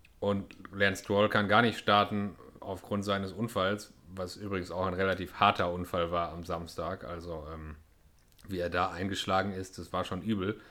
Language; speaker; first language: German; native; German